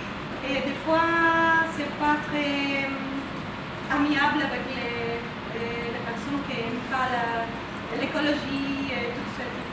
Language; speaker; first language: French; non-native, fluent; Spanish